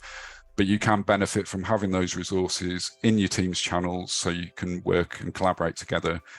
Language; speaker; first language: English; native; English